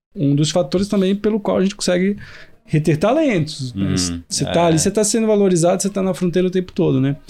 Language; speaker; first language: Portuguese; native; Portuguese